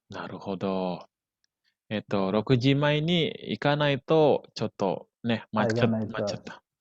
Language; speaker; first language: Japanese; non-native, fluent; Indonesian